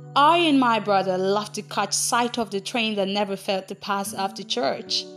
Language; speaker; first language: English; non-native, local second language; Igbo